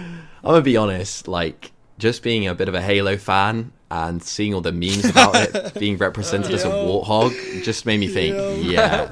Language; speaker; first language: English; native; English